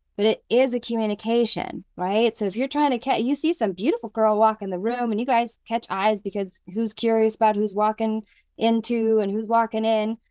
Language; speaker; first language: English; native; English